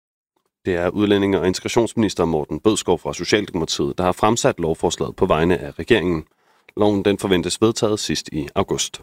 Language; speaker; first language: Danish; native; Danish